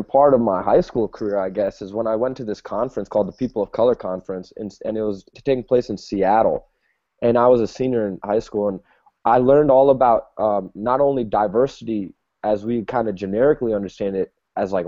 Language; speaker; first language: English; native; English